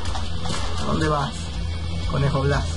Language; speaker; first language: Spanish; native; Spanish